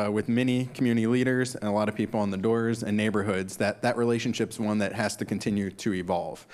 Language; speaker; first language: English; native; English